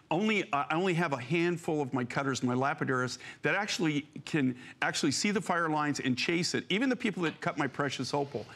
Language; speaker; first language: English; native; English